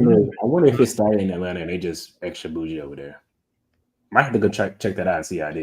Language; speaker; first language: English; native; English